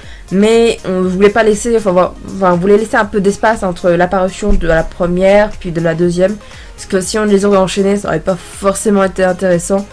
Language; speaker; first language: French; native; French